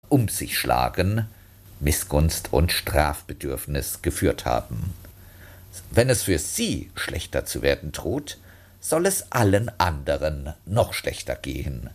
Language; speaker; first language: German; native; German